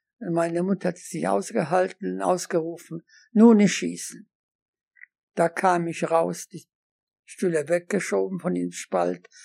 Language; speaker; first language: German; non-native, fluent; Polish